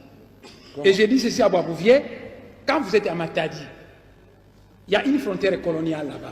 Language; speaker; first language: French; non-native, local second language; Kongo